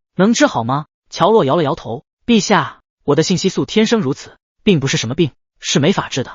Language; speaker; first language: Chinese; native; Chinese